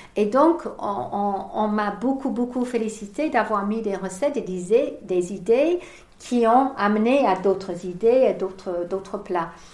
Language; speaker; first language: French; non-native, fluent; English